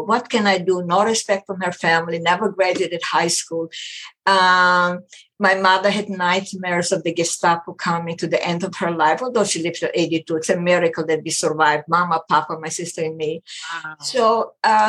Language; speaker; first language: English; non-native, fluent; German